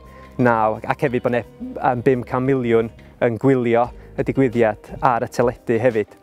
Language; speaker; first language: Welsh; native; Welsh